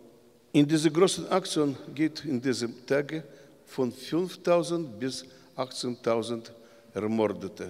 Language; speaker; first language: German; non-native, learner; Russian